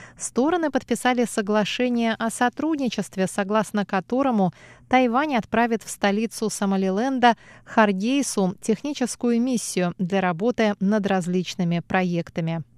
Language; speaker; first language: Russian; non-native, fluent; Chinese